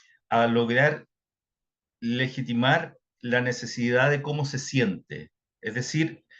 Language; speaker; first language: Spanish; native; Spanish